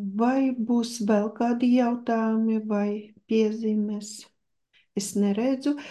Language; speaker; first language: Latvian; non-native, local second language; Russian